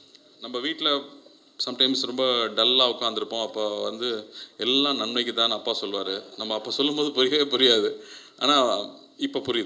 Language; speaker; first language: Tamil; native; Tamil